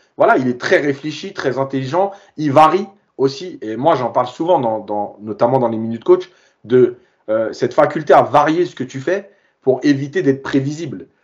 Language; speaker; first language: French; native; French